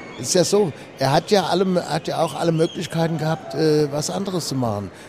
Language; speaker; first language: German; native; German